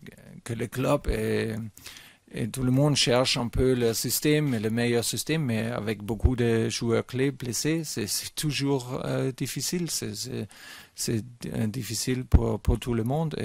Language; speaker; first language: French; non-native, fluent; German